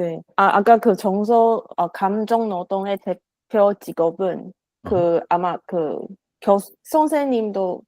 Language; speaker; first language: Korean; non-native, learner; Chinese